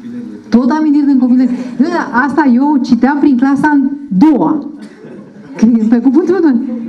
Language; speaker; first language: Romanian; native; Romanian